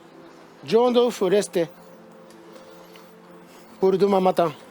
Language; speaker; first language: French; non-native, learner; Japanese